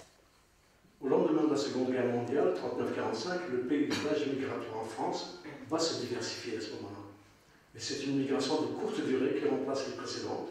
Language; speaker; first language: French; non-native, local second language; Arabic